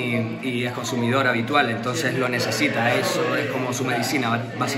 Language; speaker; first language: Spanish; native; Spanish